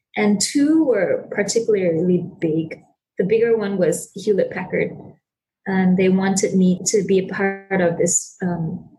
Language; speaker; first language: English; non-native, local second language; Chinese